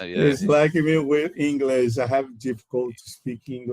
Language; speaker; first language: English; non-native, learner; Portuguese